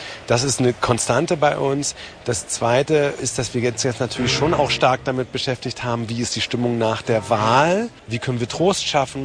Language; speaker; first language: German; native; German